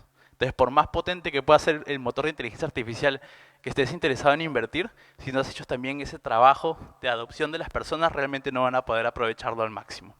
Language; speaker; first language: Spanish; native; Spanish